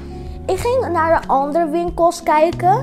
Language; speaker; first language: Dutch; non-native, learner; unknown